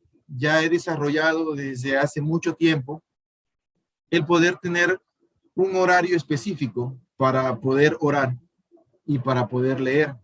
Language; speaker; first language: Spanish; native; Spanish